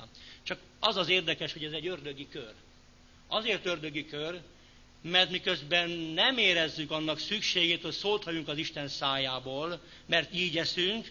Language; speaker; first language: Hungarian; native; Hungarian